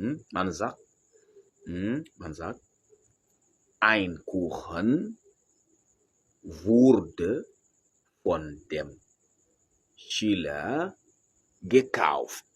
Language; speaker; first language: German; non-native, fluent; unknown